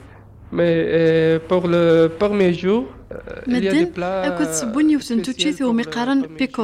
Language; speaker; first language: French; non-native, learner; Urdu